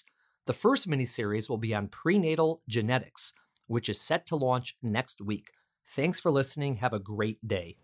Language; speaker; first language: English; native; English